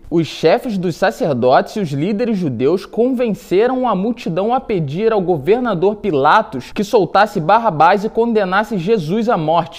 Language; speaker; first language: Portuguese; native; Portuguese